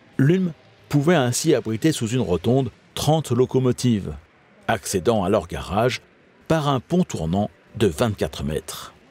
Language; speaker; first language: French; native; French